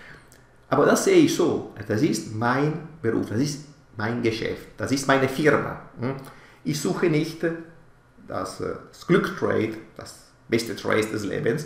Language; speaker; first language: German; non-native, fluent; Italian